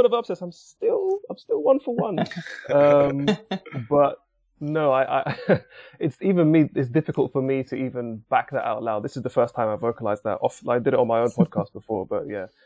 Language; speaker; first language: English; native; English